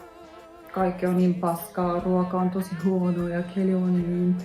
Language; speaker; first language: Finnish; non-native, fluent; Turkish